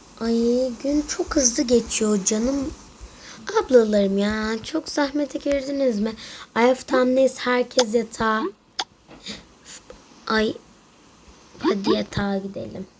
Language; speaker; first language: Turkish; native; Turkish